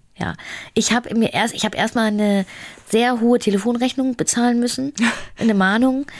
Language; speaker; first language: German; native; German